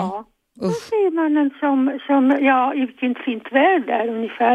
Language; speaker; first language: Swedish; non-native, fluent; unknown